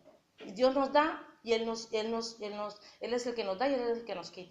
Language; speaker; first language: Spanish; native; Spanish